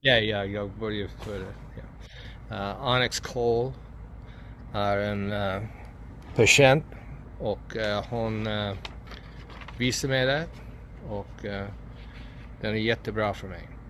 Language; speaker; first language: Swedish; non-native, learner; English